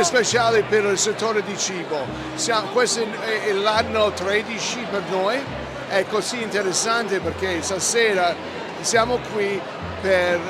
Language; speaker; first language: Italian; early bilingual, heritage; Italian